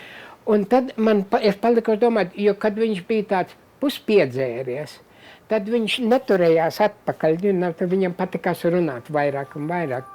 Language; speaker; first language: Latvian; early bilingual, heritage; Latvian